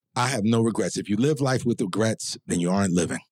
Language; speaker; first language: English; native; English